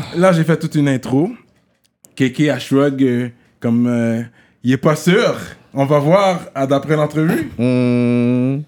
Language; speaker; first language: French; native; French